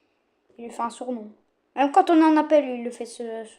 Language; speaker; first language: French; native; French